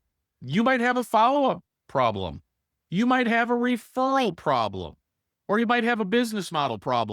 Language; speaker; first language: English; native; English